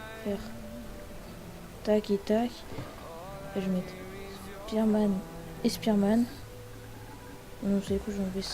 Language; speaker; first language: French; native; French